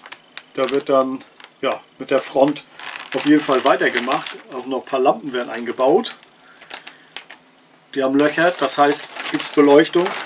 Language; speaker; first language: German; native; German